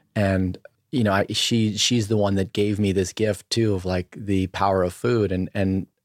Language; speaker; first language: English; native; English